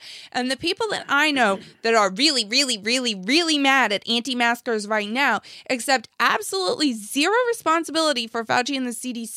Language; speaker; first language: English; native; English